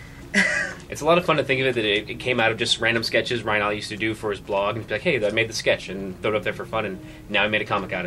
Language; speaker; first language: English; native; English